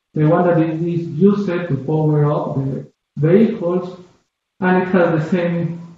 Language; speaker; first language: English; non-native, fluent; Spanish